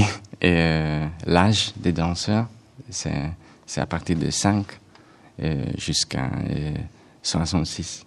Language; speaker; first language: French; non-native, fluent; Hungarian